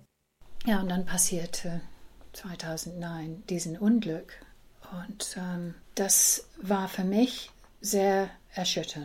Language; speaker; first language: German; early bilingual, heritage; English